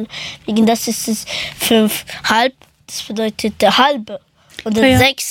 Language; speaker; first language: German; early bilingual, other home language; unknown